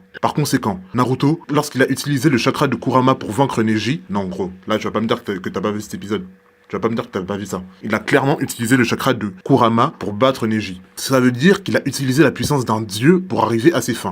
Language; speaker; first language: French; native; French